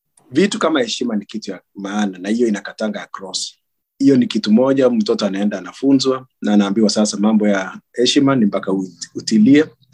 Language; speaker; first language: Swahili; non-native, local second language; Kalenjin